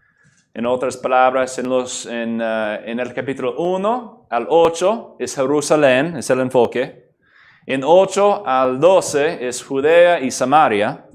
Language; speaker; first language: Spanish; non-native, fluent; English